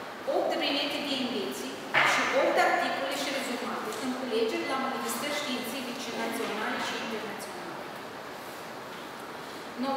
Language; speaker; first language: Romanian; native; Romanian